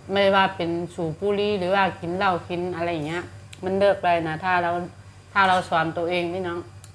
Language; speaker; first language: Thai; native; Thai